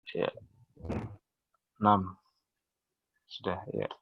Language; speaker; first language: Indonesian; native; Indonesian